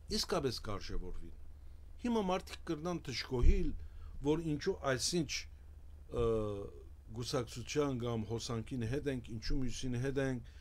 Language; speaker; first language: Armenian; early bilingual, heritage; Armenian